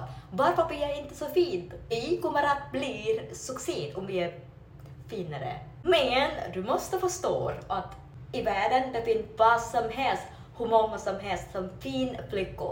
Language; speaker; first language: Swedish; non-native, learner; Vietnamese